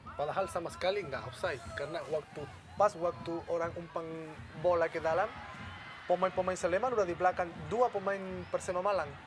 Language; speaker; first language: Indonesian; non-native, fluent; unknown